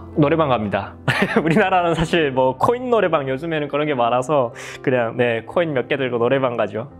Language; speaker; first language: Korean; native; Korean